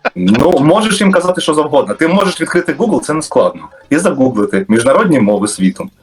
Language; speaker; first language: Ukrainian; native; Ukrainian